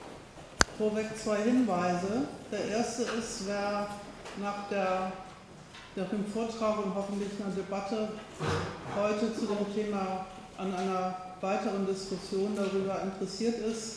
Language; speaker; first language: German; native; German